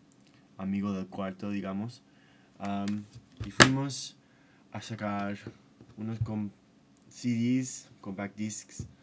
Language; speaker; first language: Spanish; non-native, fluent; English